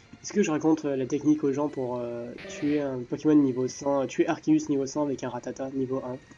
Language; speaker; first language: French; native; French